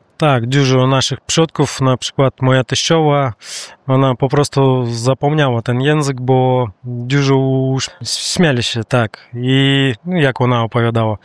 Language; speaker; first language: Polish; non-native, learner; Russian